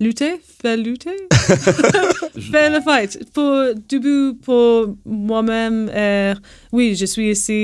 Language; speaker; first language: French; non-native, learner; English